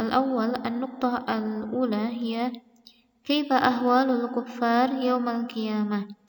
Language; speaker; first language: Arabic; non-native, fluent; Indonesian